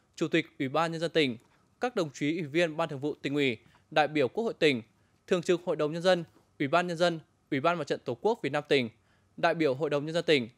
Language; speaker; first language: Vietnamese; native; Vietnamese